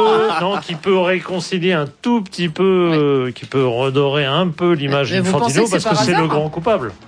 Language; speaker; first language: French; native; French